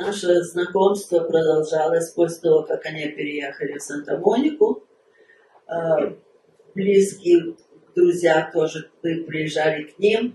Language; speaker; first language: Russian; early bilingual, heritage; Russian